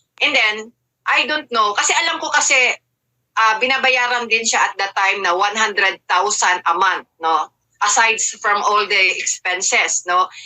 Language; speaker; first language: Filipino; native; Filipino